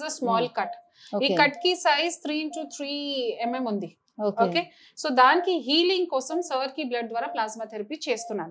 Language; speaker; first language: Telugu; non-native, learner; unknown